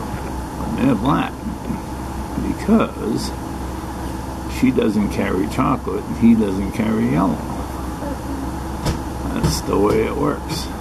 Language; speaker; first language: English; native; English